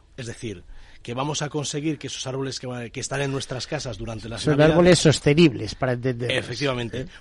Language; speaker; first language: Spanish; native; Spanish